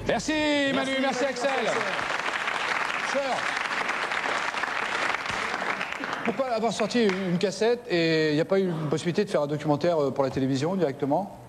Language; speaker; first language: French; native; French